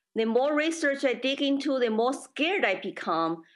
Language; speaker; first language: English; non-native, fluent; Chinese